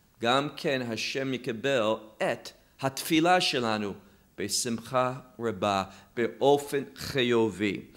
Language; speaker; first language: Hebrew; non-native, fluent; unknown